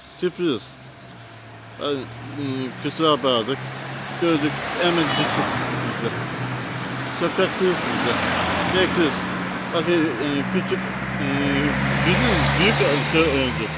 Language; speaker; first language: Turkish; non-native, learner; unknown